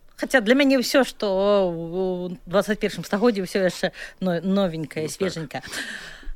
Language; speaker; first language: Belarusian; native; Belarusian